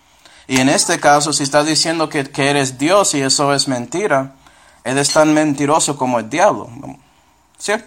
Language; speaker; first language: Spanish; non-native, fluent; English